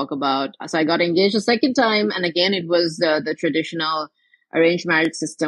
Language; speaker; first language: English; non-native, local second language; Tamil